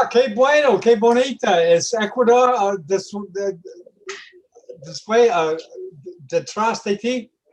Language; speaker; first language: Spanish; non-native, learner; English